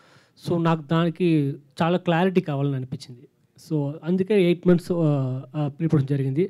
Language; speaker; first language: Telugu; non-native, local second language; Tamil